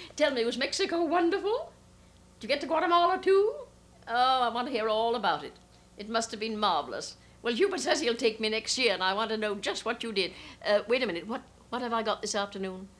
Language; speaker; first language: English; native; English